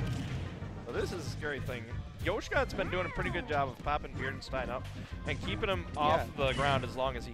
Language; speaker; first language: English; native; English